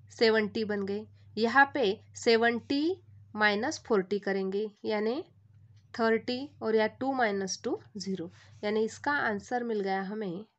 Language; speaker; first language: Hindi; non-native, local second language; Marathi